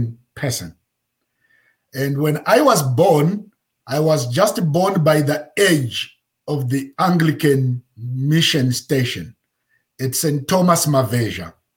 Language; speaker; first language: English; non-native, local second language; Shona